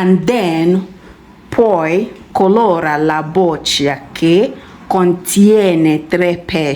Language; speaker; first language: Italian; non-native, fluent; English